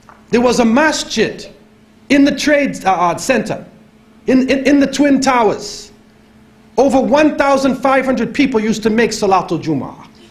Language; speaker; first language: English; native; English